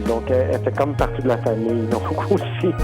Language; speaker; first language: French; native; French